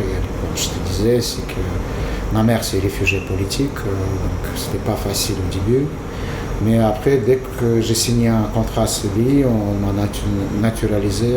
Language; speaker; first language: French; non-native, fluent; Russian